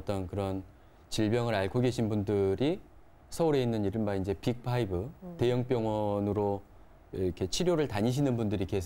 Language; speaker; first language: Korean; native; Korean